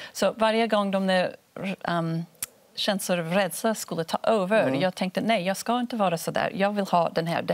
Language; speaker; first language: Swedish; non-native, fluent; Spanish